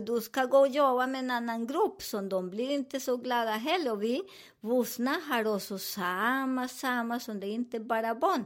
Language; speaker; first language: Swedish; non-native, learner; Spanish